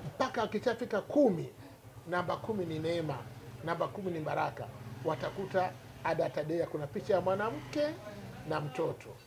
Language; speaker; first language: Swahili; native; Swahili